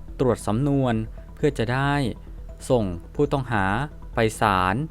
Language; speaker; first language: Thai; native; Thai